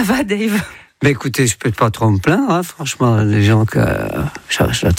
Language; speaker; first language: French; native; French